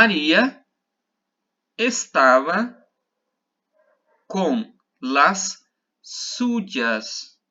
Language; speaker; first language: Spanish; non-native, fluent; Portuguese